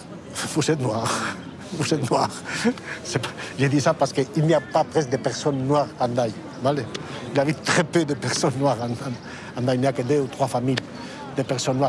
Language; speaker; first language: French; non-native, fluent; Spanish